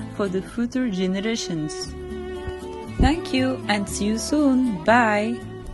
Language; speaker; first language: English; non-native, fluent; Portuguese